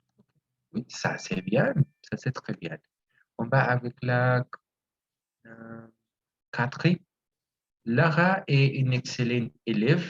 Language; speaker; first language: French; non-native, fluent; Spanish